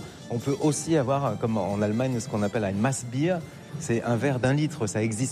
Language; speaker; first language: French; native; French